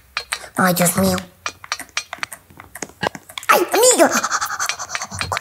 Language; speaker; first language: Spanish; native; Spanish